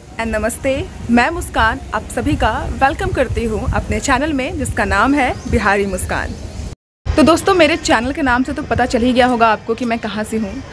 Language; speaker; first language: Hindi; native; Hindi